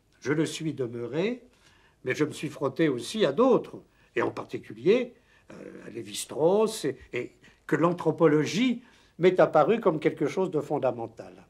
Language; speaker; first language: French; native; French